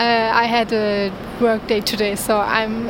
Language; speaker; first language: English; non-native, learner; Turkish